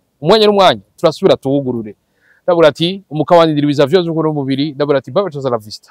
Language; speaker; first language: Rundi; native; Rundi